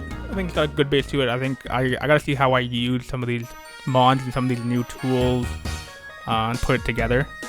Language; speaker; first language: English; native; English